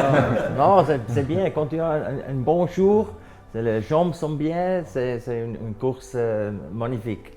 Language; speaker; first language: French; non-native, local second language; German